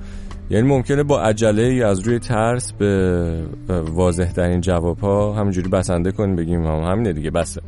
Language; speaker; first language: Persian; native; Persian